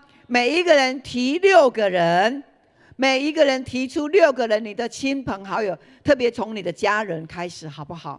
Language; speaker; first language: Chinese; native; Chinese